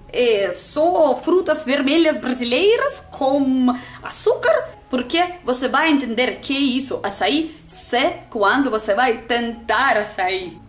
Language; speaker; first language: Portuguese; non-native, learner; Russian